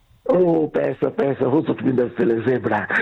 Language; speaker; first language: Hungarian; non-native, fluent; Yoruba